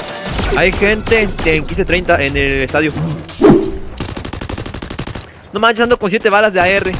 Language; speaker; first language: Spanish; native; Spanish